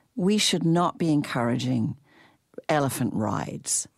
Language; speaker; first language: English; native; English